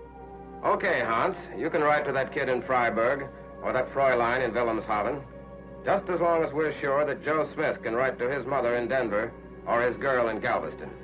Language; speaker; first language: English; native; English